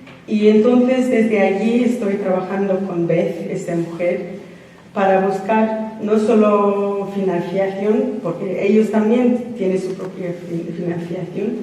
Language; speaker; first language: Spanish; non-native, fluent; English